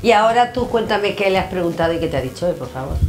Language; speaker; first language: Spanish; native; Spanish